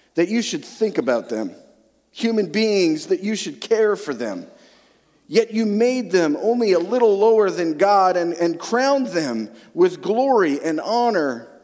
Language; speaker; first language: English; native; English